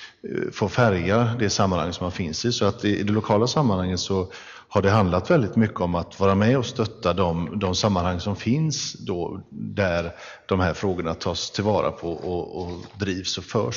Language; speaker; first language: Swedish; native; Swedish